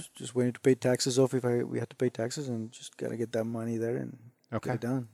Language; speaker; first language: English; non-native, fluent; Spanish